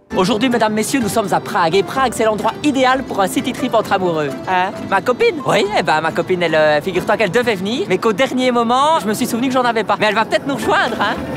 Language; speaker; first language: French; native; French